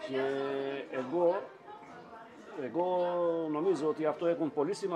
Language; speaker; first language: Greek; non-native, learner; Albanian